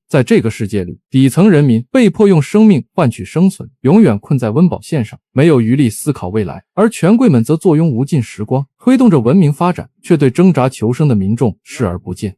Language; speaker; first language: Chinese; native; Chinese